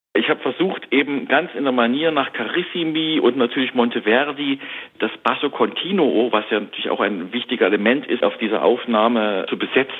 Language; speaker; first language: German; native; German